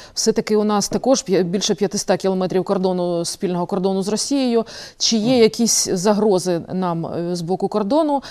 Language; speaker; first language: Ukrainian; native; Ukrainian